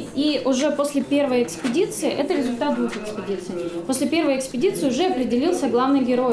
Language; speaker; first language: Russian; native; Russian